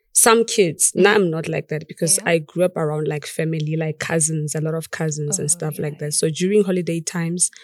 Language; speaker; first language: English; non-native, local second language; Tswana